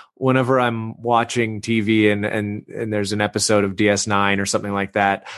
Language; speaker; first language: English; native; English